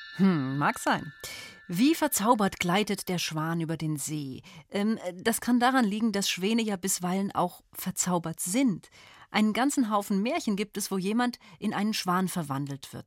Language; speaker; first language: German; native; German